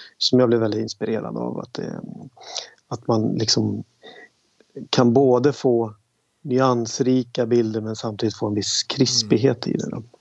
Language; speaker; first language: Swedish; native; Swedish